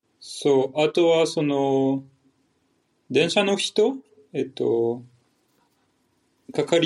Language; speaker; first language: Japanese; non-native, fluent; French